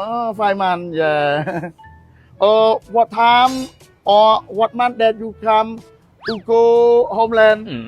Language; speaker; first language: English; non-native, learner; Khmer